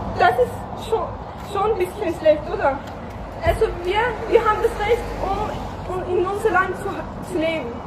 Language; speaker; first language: German; early bilingual, other home language; Arabic